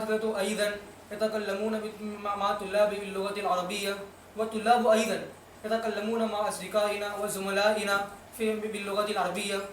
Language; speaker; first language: Arabic; non-native, learner; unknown